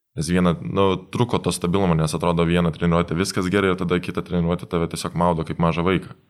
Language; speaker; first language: Lithuanian; native; Lithuanian